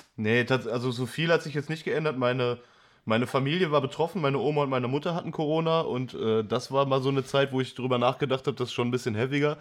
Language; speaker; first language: German; native; German